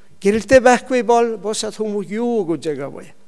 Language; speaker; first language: Mongolian; non-native, learner; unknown